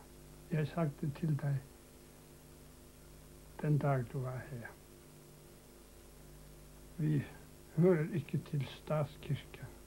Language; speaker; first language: Danish; non-native, local second language; Faroese